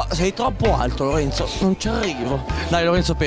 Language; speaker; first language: Italian; native; Italian